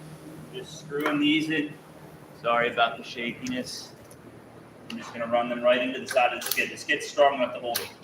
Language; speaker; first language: English; native; English